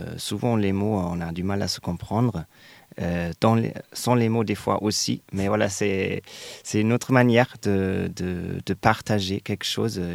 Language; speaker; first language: French; non-native, fluent; German